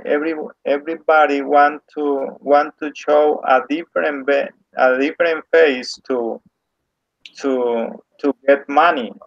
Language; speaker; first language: English; non-native, learner; Spanish